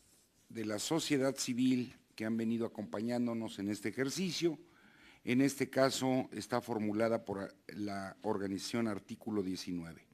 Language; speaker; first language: Spanish; native; Spanish